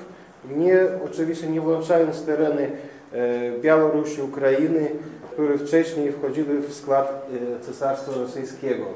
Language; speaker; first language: Polish; non-native, fluent; Russian